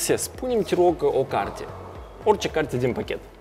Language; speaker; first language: Romanian; non-native, local second language; Russian